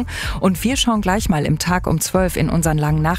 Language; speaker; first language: German; native; German